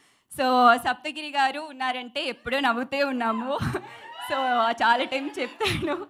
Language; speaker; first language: Telugu; non-native, learner; Tamil